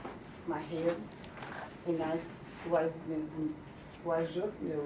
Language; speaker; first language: English; non-native, learner; Portuguese